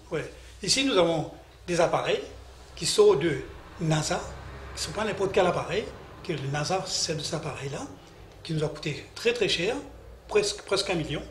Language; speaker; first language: French; non-native, local second language; Morisyen